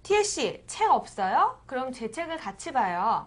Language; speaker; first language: Korean; native; Korean